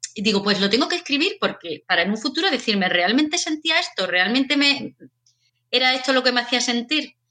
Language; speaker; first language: Spanish; native; Spanish